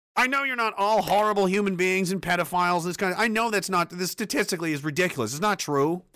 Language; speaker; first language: English; early bilingual, other home language; Danish